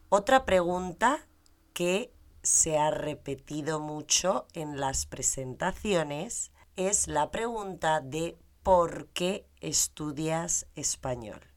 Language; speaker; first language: Spanish; native; Spanish